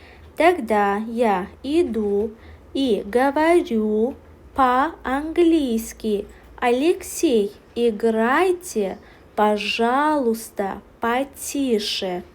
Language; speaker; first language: Russian; non-native, learner; Azerbaijani